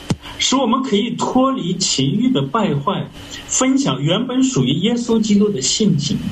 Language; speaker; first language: Chinese; native; Chinese